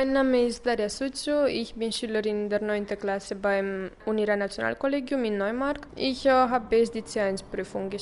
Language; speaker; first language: German; non-native, local second language; Romanian